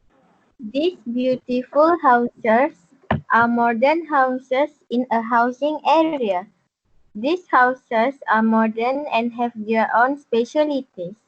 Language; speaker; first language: English; non-native, local second language; Malay